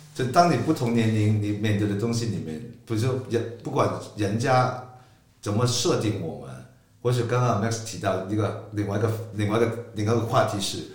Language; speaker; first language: Chinese; non-native, local second language; Cantonese